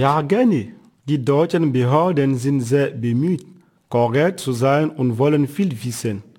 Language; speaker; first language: German; non-native, fluent; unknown